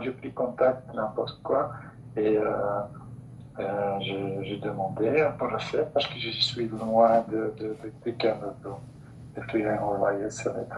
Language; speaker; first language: French; non-native, local second language; Dutch